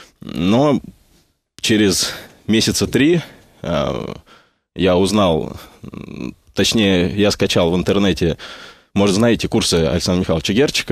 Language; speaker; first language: Russian; native; Russian